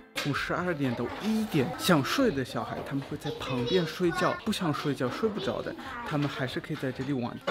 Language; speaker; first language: Chinese; non-native, fluent; German